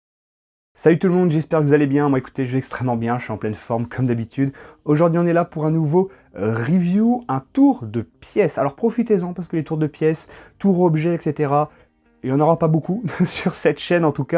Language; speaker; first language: French; native; French